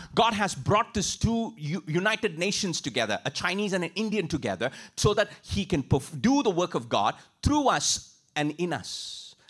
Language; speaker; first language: English; non-native, local second language; Tamil